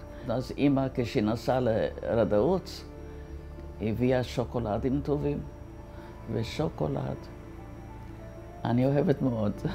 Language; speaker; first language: Hebrew; non-native, fluent; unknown